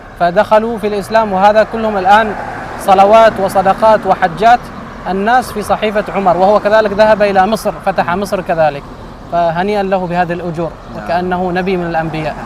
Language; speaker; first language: Arabic; native; Arabic